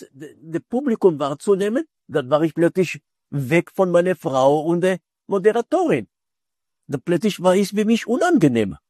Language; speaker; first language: German; non-native, fluent; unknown